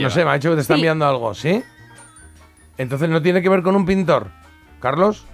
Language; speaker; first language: Spanish; native; Spanish